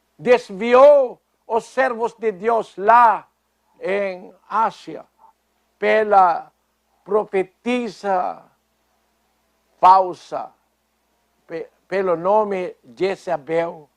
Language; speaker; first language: Portuguese; non-native, fluent; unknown